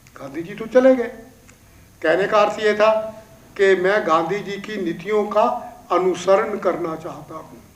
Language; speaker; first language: Hindi; non-native, local second language; Punjabi